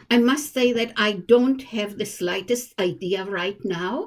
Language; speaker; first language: English; non-native, fluent; Hebrew